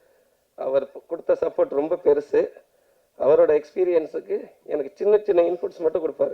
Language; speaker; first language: Tamil; native; Tamil